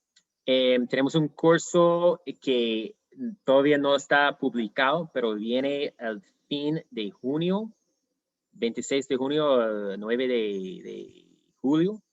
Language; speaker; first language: Spanish; non-native, fluent; English